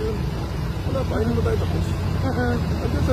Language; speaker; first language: Filipino; native; Filipino